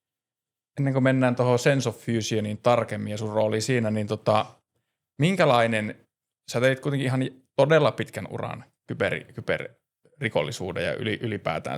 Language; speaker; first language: Finnish; native; Finnish